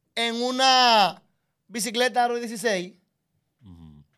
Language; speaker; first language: Spanish; native; Spanish